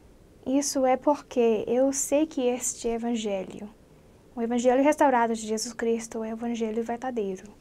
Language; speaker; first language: Portuguese; non-native, fluent; English